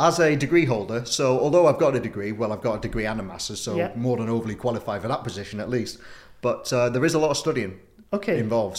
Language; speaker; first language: English; native; English